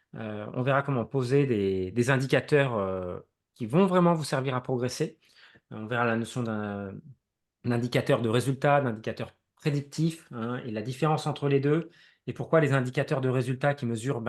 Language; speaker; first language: French; native; French